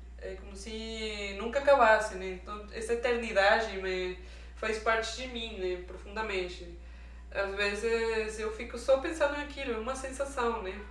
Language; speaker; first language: Portuguese; non-native, fluent; Spanish